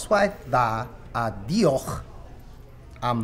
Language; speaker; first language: Welsh; non-native, learner; English